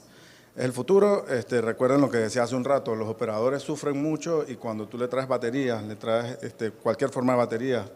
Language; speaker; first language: Spanish; non-native, fluent; Portuguese